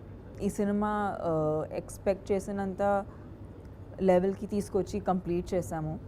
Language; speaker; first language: Telugu; non-native, fluent; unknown